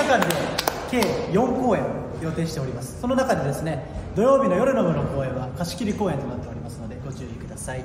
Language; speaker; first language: Japanese; native; Japanese